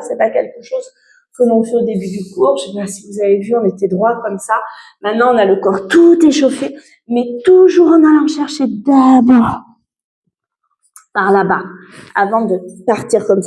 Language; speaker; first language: French; native; French